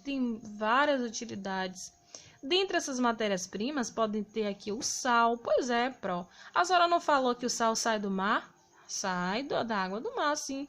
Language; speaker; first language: Portuguese; native; Portuguese